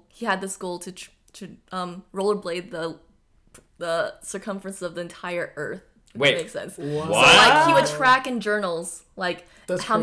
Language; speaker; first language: English; early bilingual, other home language; Japanese